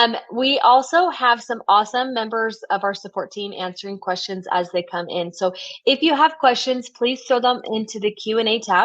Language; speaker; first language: English; native; English